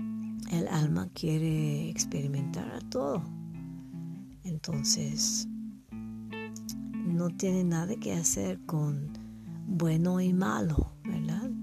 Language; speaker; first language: Spanish; non-native, learner; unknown